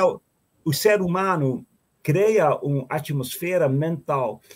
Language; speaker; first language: Portuguese; non-native, fluent; Dutch